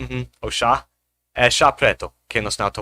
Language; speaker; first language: Portuguese; non-native, fluent; English